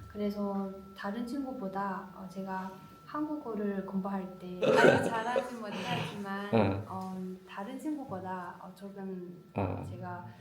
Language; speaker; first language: Korean; non-native, learner; Chinese